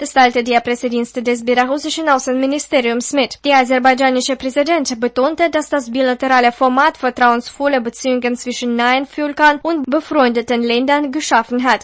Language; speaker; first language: German; non-native, fluent; Russian